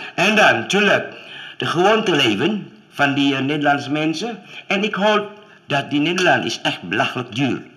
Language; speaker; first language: Dutch; non-native, learner; Indonesian